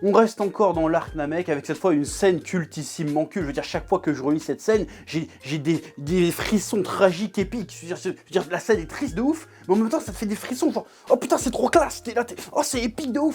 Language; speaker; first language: French; native; French